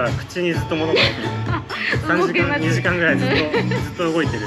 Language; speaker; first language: Japanese; native; Japanese